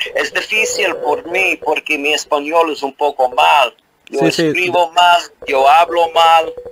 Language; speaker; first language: Spanish; non-native, learner; English